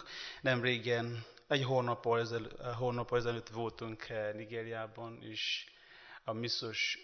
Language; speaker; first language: Hungarian; non-native, learner; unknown